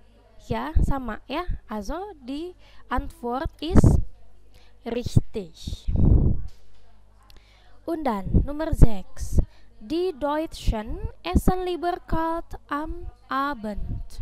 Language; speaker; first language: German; non-native, fluent; Indonesian